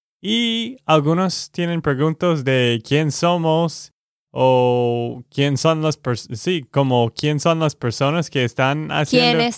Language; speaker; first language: Spanish; non-native, learner; English